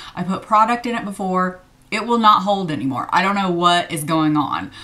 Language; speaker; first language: English; native; English